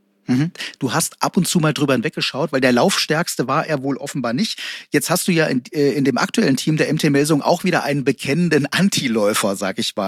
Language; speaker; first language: German; native; German